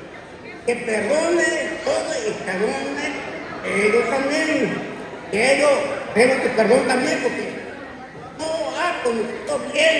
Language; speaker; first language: Spanish; non-native, local second language; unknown